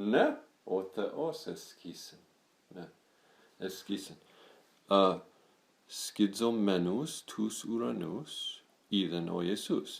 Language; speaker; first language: Greek; non-native, learner; English